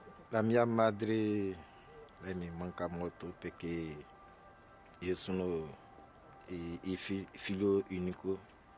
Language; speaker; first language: Italian; non-native, learner; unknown